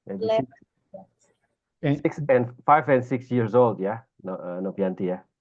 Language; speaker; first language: English; non-native, fluent; Indonesian